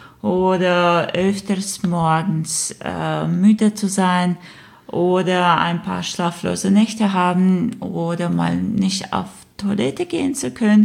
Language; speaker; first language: German; non-native, fluent; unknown